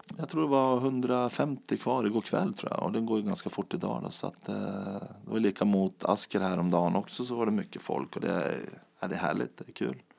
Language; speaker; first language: Swedish; native; Swedish